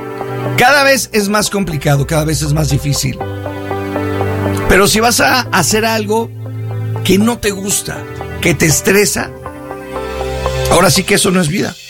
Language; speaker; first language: Spanish; native; Spanish